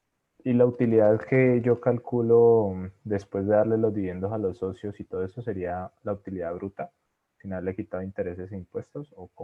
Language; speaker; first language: Spanish; native; Spanish